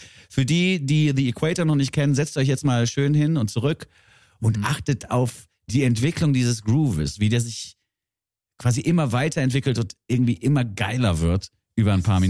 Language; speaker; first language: German; native; German